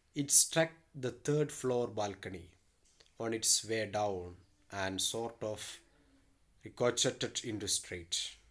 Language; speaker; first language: English; non-native, local second language; Malayalam